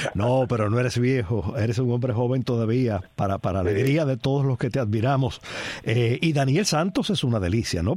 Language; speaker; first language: Spanish; native; Spanish